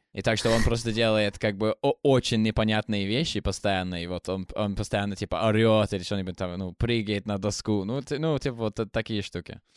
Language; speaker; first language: Russian; non-native, fluent; English